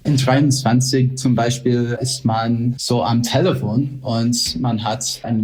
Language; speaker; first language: German; non-native, fluent; English